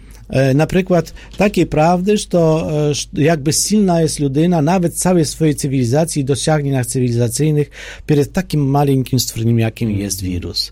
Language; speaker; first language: Polish; non-native, fluent; Ukrainian